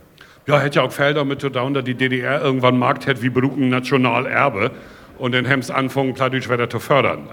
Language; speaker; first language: German; native; German